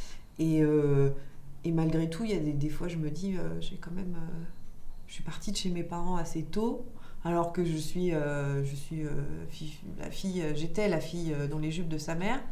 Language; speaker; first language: French; native; French